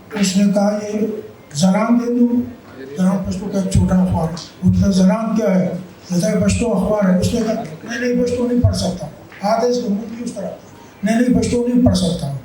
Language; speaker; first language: Urdu; non-native, local second language; Pashto